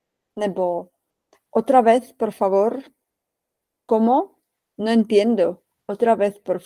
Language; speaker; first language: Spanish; non-native, fluent; Czech